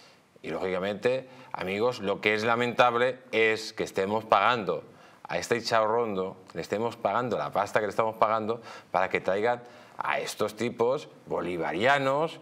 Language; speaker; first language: Spanish; native; Spanish